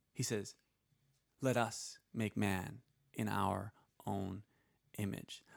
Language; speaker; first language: English; early bilingual, other home language; Icelandic